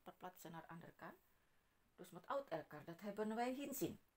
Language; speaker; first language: Dutch; non-native, learner; Indonesian